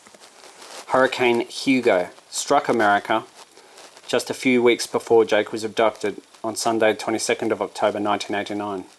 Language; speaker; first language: English; native; English